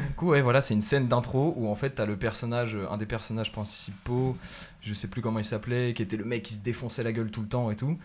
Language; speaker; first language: French; native; French